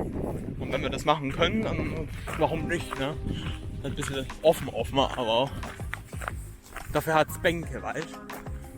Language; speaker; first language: German; native; German